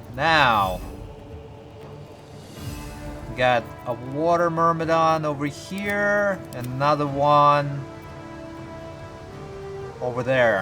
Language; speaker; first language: English; native; English